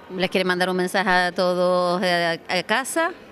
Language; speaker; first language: Spanish; native; Spanish